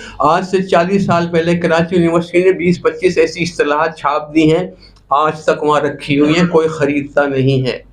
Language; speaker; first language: Urdu; non-native, local second language; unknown